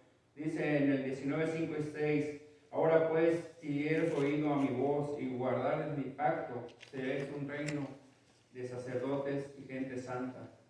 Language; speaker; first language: Spanish; native; Spanish